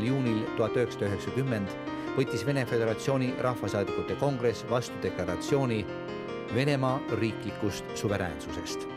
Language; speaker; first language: Estonian; native; Estonian